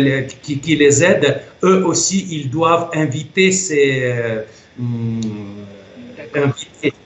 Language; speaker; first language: French; non-native, fluent; Russian